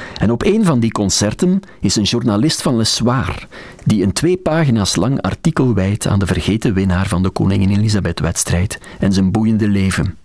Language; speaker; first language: Dutch; native; Dutch